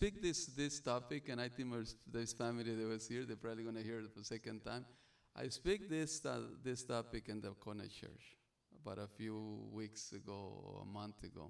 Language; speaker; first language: English; non-native, learner; Spanish